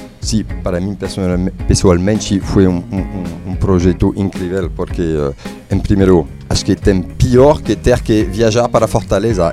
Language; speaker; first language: Portuguese; non-native, fluent; French